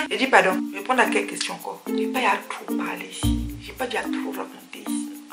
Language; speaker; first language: French; early bilingual, other home language; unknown